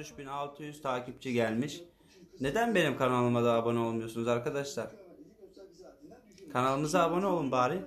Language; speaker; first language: Turkish; native; Turkish